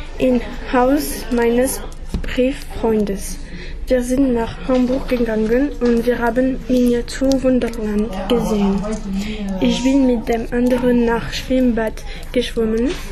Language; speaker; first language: German; non-native, learner; French